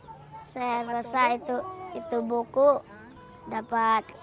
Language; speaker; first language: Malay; early bilingual, other home language; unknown